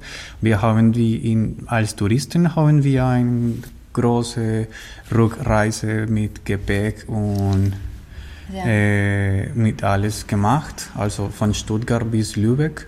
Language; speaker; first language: German; non-native, learner; Spanish